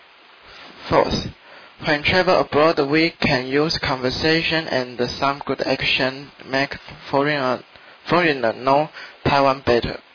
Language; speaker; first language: English; non-native, learner; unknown